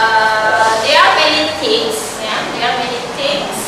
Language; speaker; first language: English; non-native, learner; Indonesian